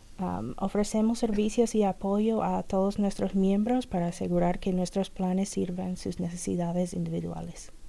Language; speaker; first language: Spanish; non-native, fluent; English